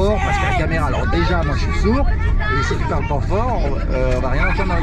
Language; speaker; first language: French; native; French